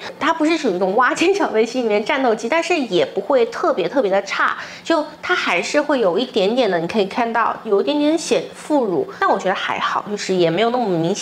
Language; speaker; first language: Chinese; native; Chinese